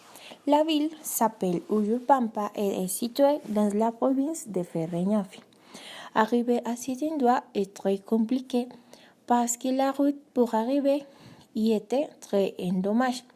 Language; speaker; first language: French; non-native, learner; Spanish